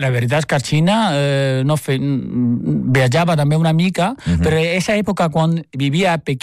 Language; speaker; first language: Catalan; non-native, fluent; Chinese